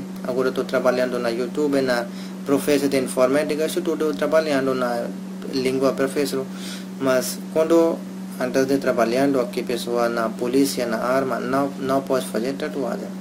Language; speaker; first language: Portuguese; non-native, learner; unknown